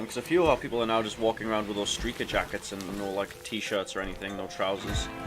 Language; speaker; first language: English; native; English